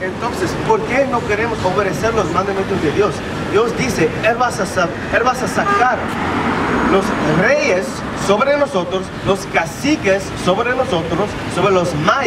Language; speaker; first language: Spanish; non-native, fluent; English